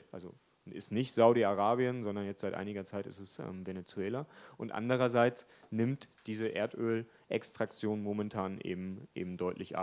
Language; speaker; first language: German; native; German